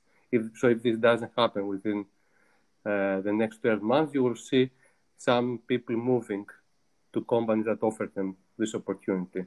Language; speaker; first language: English; non-native, fluent; Greek